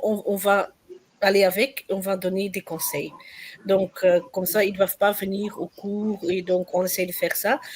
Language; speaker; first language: French; non-native, learner; Dutch